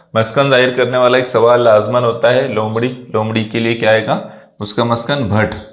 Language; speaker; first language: Urdu; native; Urdu